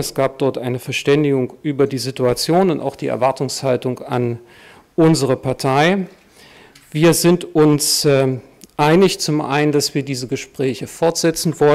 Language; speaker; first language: German; native; German